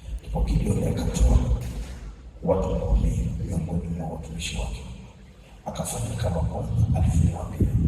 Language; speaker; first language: Swahili; non-native, local second language; Masai